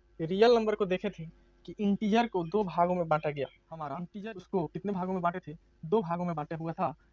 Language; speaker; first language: Hindi; native; Hindi